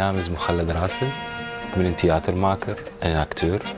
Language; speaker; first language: Dutch; non-native, learner; Arabic